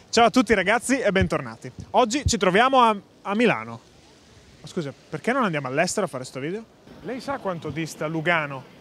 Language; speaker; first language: Italian; native; Italian